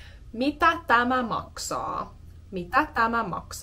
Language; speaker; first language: Finnish; non-native, fluent; English